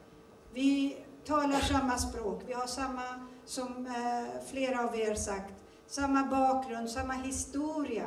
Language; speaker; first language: Swedish; early bilingual, other home language; Turoyo